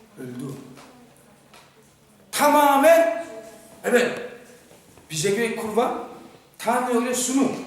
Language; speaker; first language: Turkish; non-native, fluent; Korean